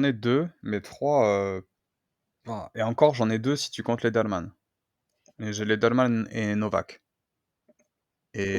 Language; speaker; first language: French; native; French